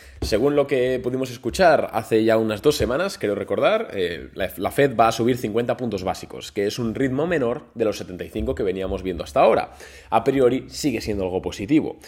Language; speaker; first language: Spanish; native; Spanish